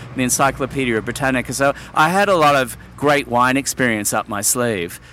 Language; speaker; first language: English; native; English